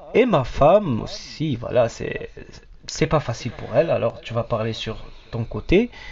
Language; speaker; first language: French; non-native, local second language; Arabic